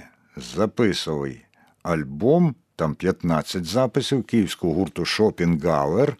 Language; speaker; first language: Ukrainian; native; Ukrainian